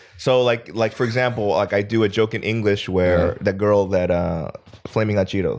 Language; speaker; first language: English; early bilingual, other home language; Korean